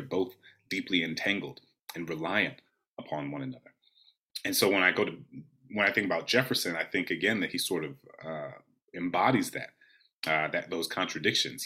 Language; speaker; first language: English; native; English